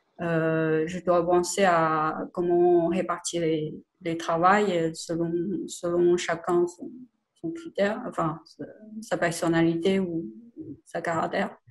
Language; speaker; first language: French; non-native, fluent; Chinese